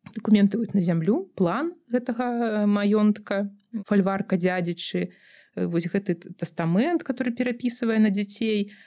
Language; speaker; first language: Belarusian; non-native, local second language; Russian